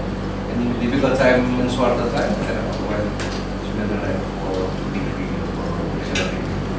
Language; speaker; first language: English; non-native, learner; Indonesian